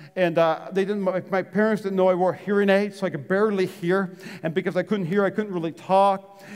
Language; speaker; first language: English; native; English